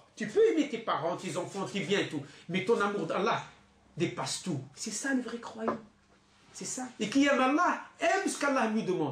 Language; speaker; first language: French; non-native, local second language; Arabic